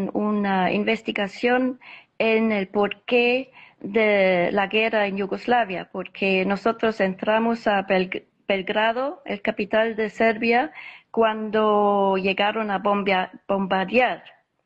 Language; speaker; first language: Spanish; non-native, fluent; English